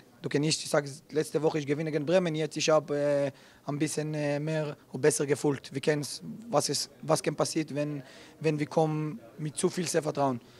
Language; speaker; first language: German; non-native, learner; Hebrew